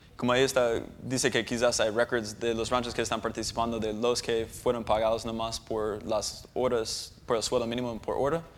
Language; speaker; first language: Spanish; non-native, fluent; English